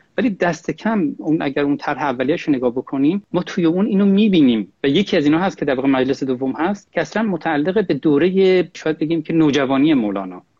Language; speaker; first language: Persian; native; Persian